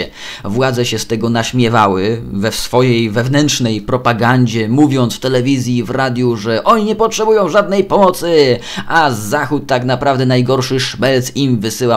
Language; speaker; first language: Polish; native; Polish